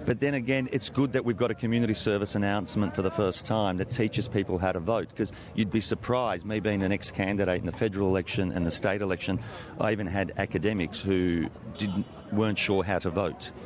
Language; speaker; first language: English; early bilingual, other home language; Italian